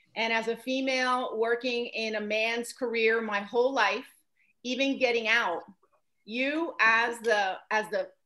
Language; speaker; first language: English; native; English